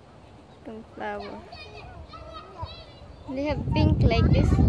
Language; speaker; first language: English; non-native, learner; Filipino